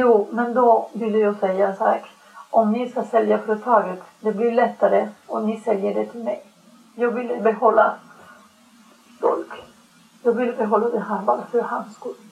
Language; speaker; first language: Swedish; non-native, fluent; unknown